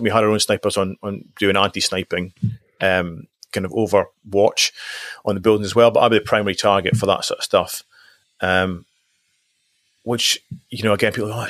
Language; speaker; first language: English; native; English